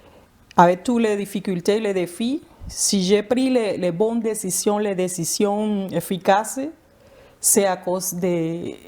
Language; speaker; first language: French; non-native, fluent; Spanish